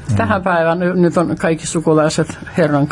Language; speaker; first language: Finnish; non-native, fluent; Russian